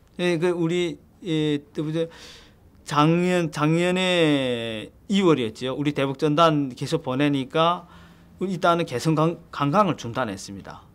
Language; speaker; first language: Korean; native; Korean